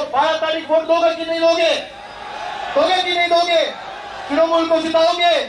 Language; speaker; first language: Hindi; non-native, local second language; Bangla